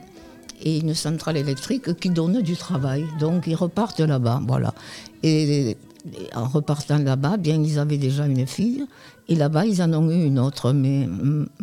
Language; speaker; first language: French; native; French